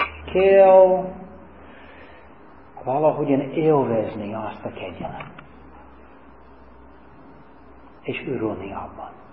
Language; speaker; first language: Hungarian; non-native, fluent; English